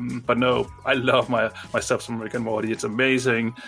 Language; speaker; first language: English; non-native, fluent; Danish